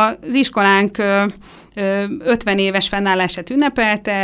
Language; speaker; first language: Hungarian; native; Hungarian